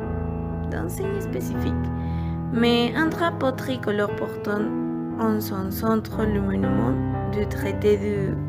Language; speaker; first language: French; non-native, learner; Portuguese